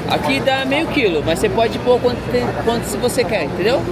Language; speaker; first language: Portuguese; native; Portuguese